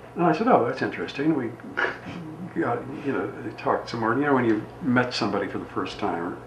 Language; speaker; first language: English; native; English